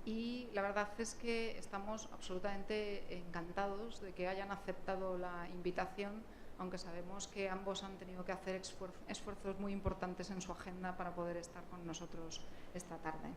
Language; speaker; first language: Spanish; native; Spanish